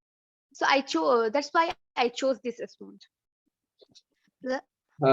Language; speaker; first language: English; non-native, learner; Bangla